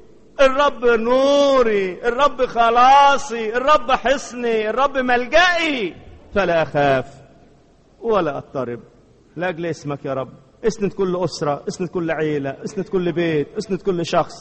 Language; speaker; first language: Arabic; native; Arabic